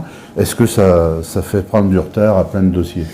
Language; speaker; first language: French; native; French